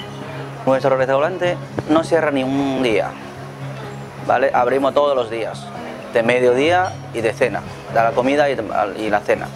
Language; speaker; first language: Spanish; non-native, learner; Chinese